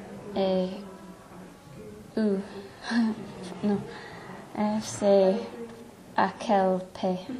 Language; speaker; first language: French; non-native, learner; English